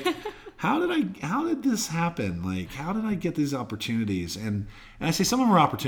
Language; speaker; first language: English; native; English